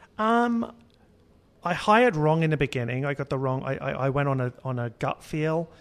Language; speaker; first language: English; native; English